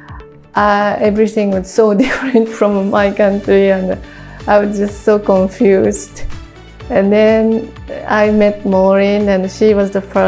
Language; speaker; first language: English; non-native, fluent; Japanese